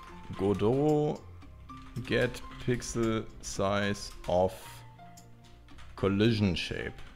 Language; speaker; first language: English; non-native, fluent; German